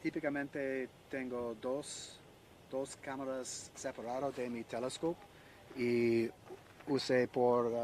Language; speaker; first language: Spanish; non-native, learner; English